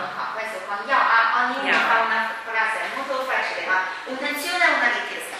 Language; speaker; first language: Italian; non-native, fluent; Chinese